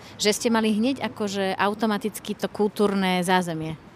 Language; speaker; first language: Slovak; native; Slovak